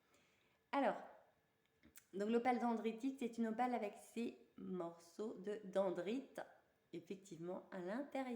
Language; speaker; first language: French; native; French